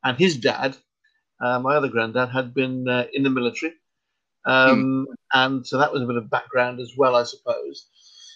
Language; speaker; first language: English; native; English